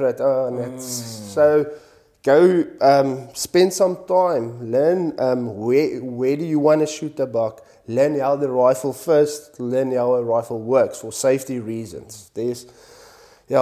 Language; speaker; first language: English; non-native, local second language; Afrikaans